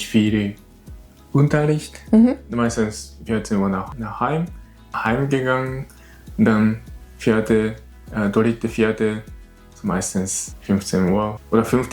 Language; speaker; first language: German; non-native, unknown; Japanese